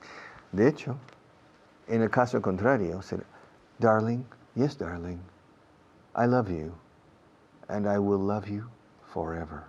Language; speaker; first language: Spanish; non-native, fluent; English